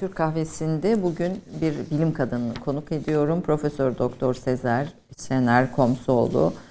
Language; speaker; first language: Turkish; native; Turkish